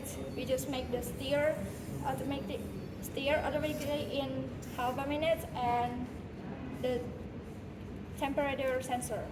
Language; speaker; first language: English; non-native, learner; Indonesian